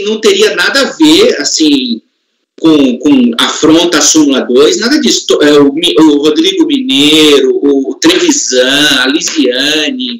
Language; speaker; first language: Portuguese; native; Portuguese